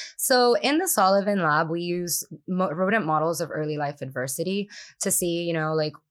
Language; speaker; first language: English; non-native, fluent; Spanish